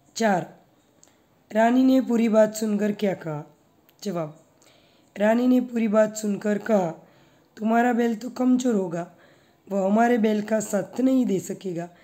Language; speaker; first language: Hindi; non-native, local second language; Gujarati